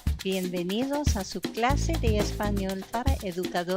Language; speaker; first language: Spanish; non-native, fluent; English